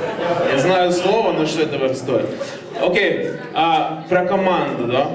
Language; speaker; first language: Russian; non-native, learner; Latvian